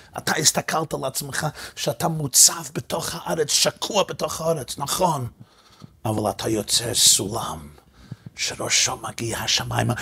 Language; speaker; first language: Hebrew; non-native, fluent; English